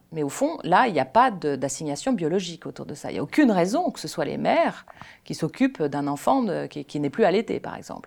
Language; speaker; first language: French; native; French